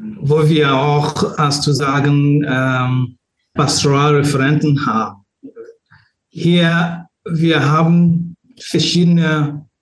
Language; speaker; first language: German; non-native, learner; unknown